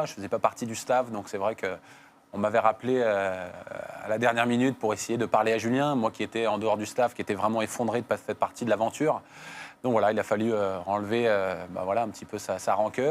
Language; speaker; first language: French; native; French